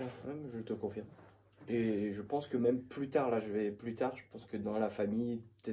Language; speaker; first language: French; native; French